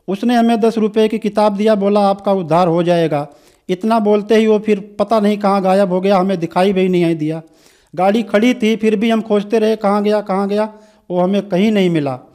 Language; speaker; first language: Hindi; native; Hindi